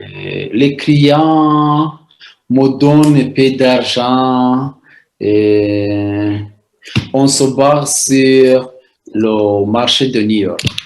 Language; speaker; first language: French; non-native, local second language; Rundi